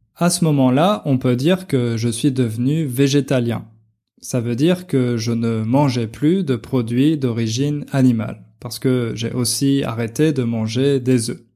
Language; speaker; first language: French; native; French